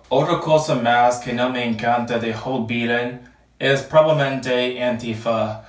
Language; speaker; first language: Spanish; non-native, learner; English